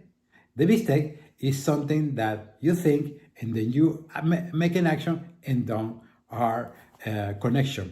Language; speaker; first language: English; non-native, fluent; Spanish